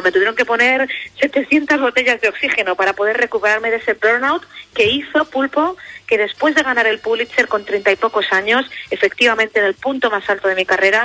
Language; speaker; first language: Spanish; native; Spanish